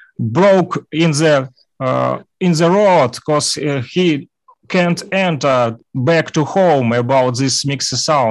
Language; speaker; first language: English; non-native, learner; Russian